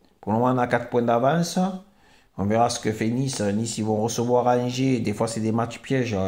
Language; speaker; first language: French; native; French